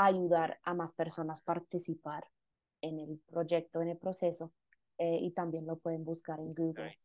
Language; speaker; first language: Spanish; non-native, fluent; Indonesian